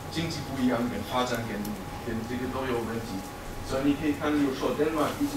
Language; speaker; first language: Chinese; non-native, fluent; German